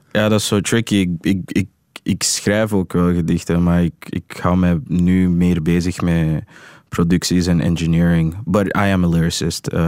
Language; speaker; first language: Dutch; early bilingual, other home language; English